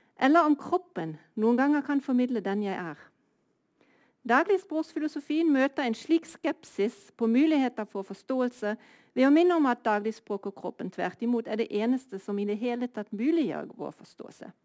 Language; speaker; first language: Norwegian; native; Norwegian